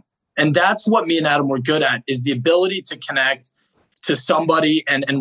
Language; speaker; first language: English; native; English